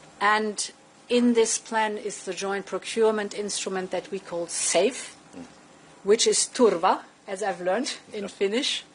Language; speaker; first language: English; non-native, fluent; German